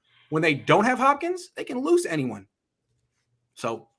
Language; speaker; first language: English; native; English